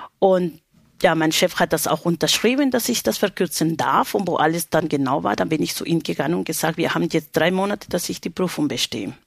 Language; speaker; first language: German; non-native, fluent; Spanish